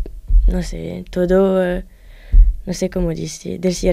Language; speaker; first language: Spanish; non-native, learner; French